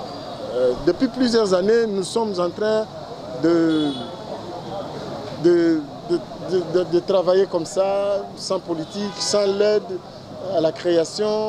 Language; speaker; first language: French; non-native, local second language; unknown